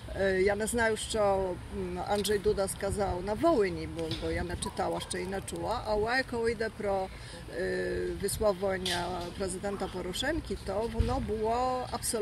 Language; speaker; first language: Ukrainian; early bilingual, heritage; Ukrainian